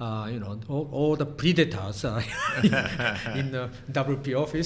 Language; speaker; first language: English; non-native, fluent; Japanese